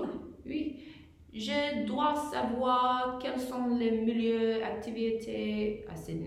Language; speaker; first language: French; non-native, learner; English